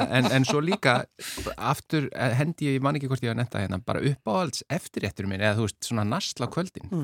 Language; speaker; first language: Icelandic; native; Icelandic